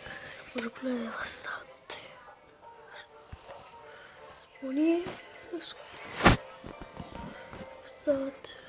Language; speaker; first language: Italian; native; Italian